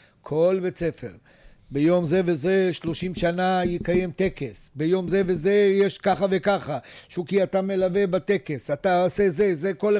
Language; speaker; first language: Hebrew; native; Hebrew